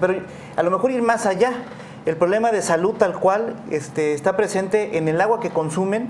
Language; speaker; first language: Spanish; native; Spanish